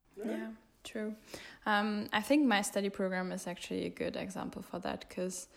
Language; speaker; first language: English; non-native, fluent; German